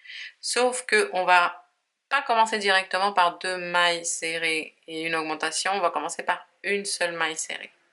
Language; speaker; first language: French; native; French